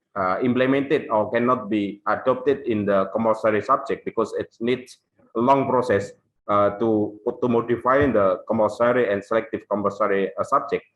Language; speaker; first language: English; non-native, local second language; Indonesian